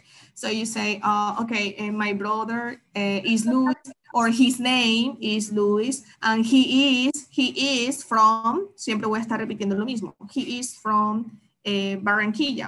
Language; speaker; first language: English; non-native, fluent; Spanish